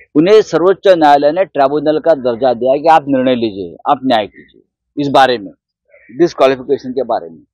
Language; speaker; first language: Hindi; non-native, local second language; Marathi